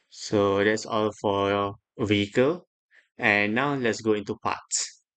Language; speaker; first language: English; non-native, local second language; Malay